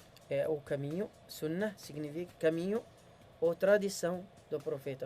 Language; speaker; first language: Portuguese; non-native, learner; Arabic